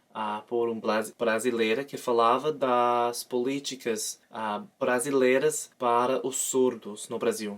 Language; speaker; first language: Portuguese; non-native, learner; English